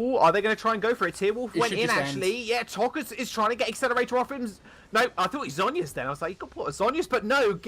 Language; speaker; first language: English; native; English